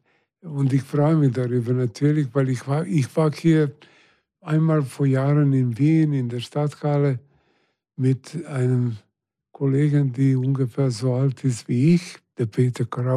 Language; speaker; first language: German; non-native, fluent; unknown